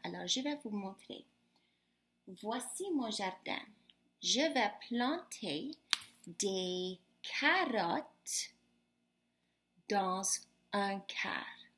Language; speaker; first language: French; non-native, fluent; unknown